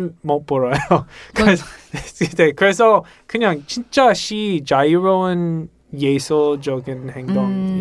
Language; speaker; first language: Korean; non-native, learner; English